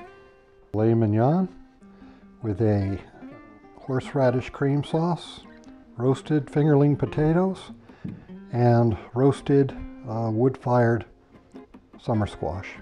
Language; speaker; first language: English; native; English